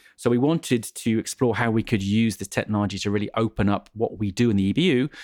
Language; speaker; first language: English; native; English